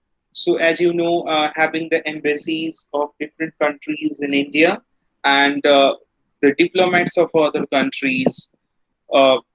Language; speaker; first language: English; non-native, local second language; Hindi